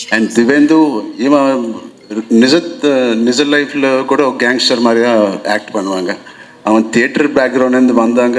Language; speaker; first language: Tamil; non-native, learner; Telugu